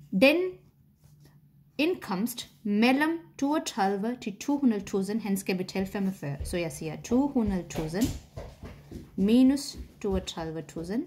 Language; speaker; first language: Danish; non-native, fluent; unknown